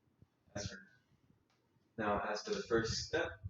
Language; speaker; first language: English; native; English